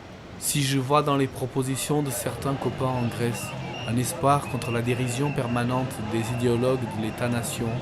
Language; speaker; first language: French; non-native, fluent; Portuguese